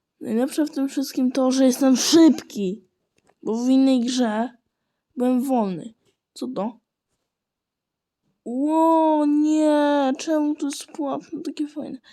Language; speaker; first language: Polish; native; Polish